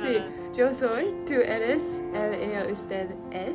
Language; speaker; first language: Spanish; non-native, learner; English